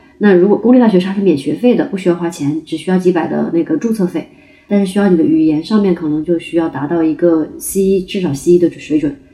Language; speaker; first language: Chinese; native; Chinese